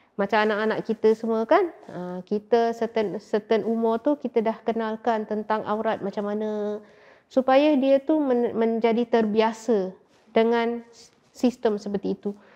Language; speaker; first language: Malay; native; Malay